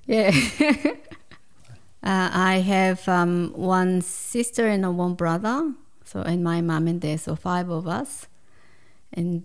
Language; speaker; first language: English; non-native, fluent; Korean